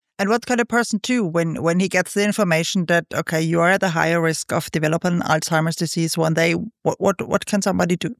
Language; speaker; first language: English; non-native, fluent; German